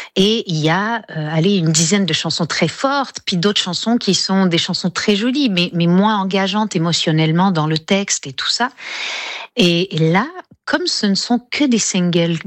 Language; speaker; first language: French; native; French